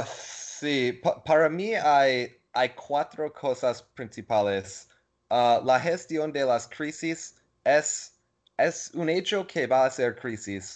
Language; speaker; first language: Spanish; non-native, learner; English